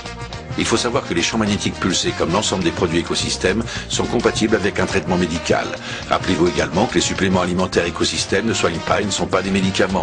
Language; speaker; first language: French; native; French